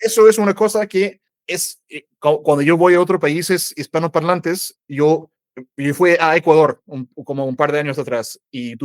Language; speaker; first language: Spanish; non-native, fluent; English